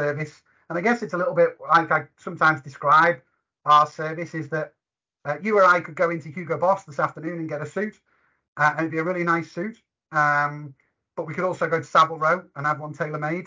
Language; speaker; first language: English; native; English